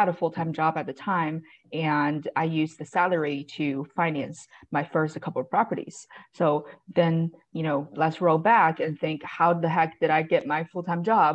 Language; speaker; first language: English; non-native, fluent; Chinese